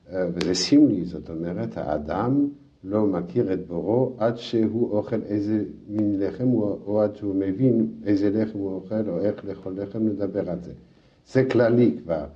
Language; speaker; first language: Hebrew; non-native, fluent; French